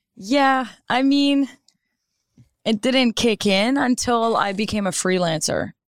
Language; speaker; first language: English; non-native, fluent; French